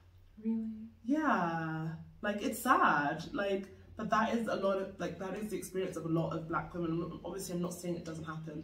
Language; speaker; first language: English; native; English